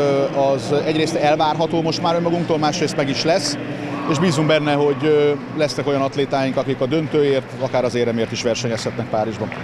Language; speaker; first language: Hungarian; native; Hungarian